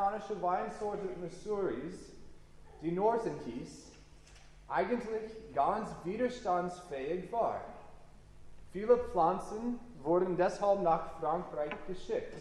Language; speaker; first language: German; non-native, fluent; English